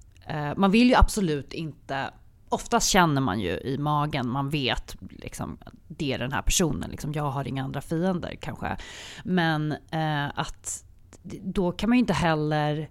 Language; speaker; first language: Swedish; native; Swedish